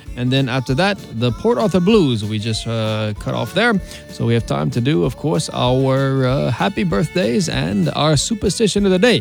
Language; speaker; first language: English; early bilingual, other home language; French